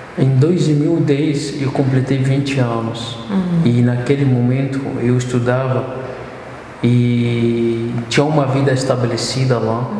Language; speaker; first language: Portuguese; non-native, fluent; Arabic